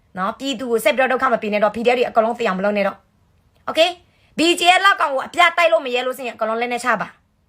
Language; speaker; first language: Burmese; non-native, local second language; S'gaw Karen